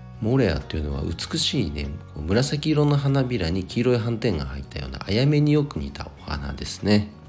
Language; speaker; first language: Japanese; native; Japanese